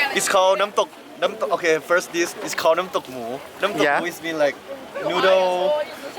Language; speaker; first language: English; non-native, fluent; Thai